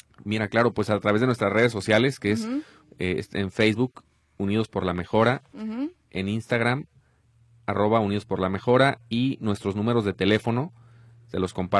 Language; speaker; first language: Spanish; native; Spanish